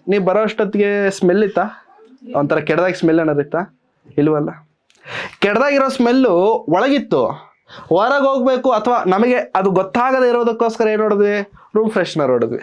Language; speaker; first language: Kannada; non-native, local second language; Telugu